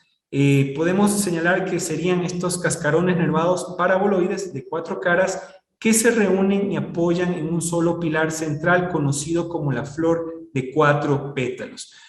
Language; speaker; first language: Spanish; native; Spanish